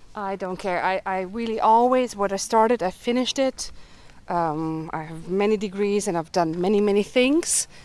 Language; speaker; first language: English; early bilingual, heritage; German